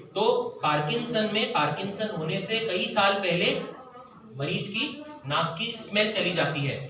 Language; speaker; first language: Hindi; non-native, local second language; Marathi